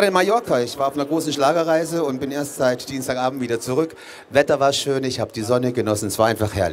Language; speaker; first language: German; native; German